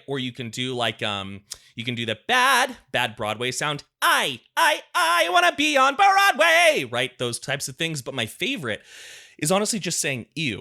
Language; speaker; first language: English; native; English